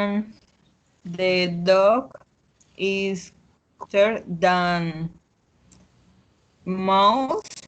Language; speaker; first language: English; non-native, learner; Spanish